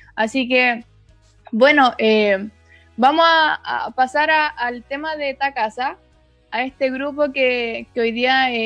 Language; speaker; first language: Spanish; native; Spanish